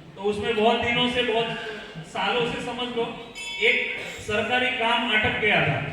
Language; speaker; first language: Hindi; non-native, local second language; Gujarati